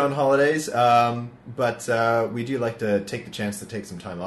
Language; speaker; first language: English; native; English